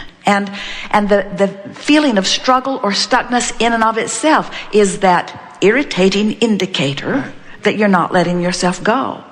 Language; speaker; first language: English; native; English